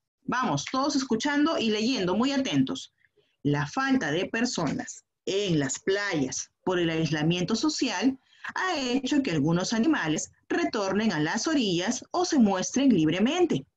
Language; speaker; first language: Spanish; native; Spanish